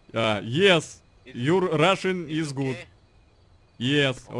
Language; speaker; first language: English; non-native, learner; Russian